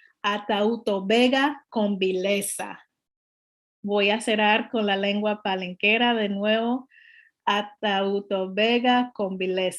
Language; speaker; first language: Spanish; non-native, learner; English